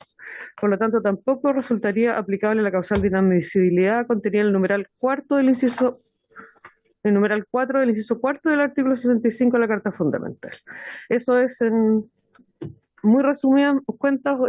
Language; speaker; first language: Spanish; native; Spanish